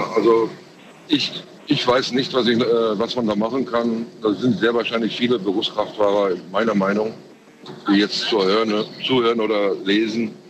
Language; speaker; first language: German; early bilingual, other home language; Turkish